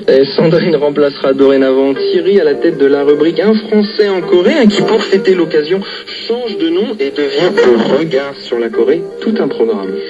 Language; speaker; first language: French; native; French